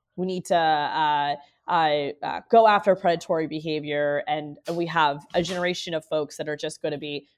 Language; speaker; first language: English; native; English